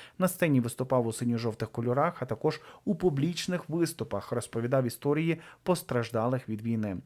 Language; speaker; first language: Ukrainian; native; Ukrainian